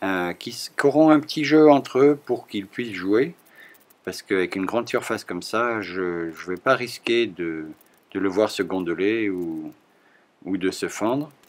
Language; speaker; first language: French; native; French